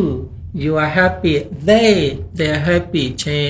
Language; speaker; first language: English; non-native, fluent; Indonesian